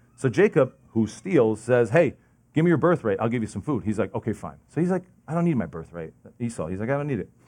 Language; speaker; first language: English; native; English